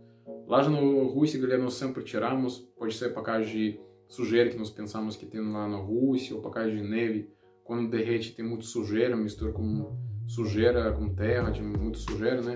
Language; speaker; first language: Portuguese; non-native, learner; Russian